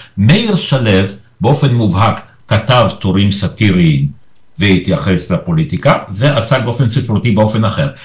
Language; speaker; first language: Hebrew; early bilingual, other home language; Polish